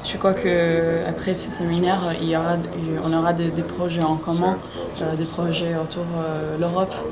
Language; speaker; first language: French; non-native, fluent; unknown